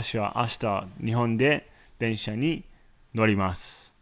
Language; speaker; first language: Japanese; non-native, fluent; English